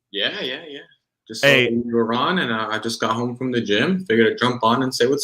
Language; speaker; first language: English; native; English